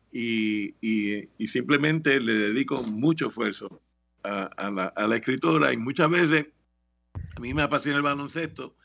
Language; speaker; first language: Spanish; native; Spanish